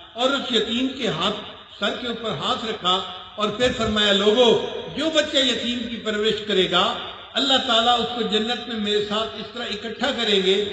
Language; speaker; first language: Urdu; non-native, local second language; Punjabi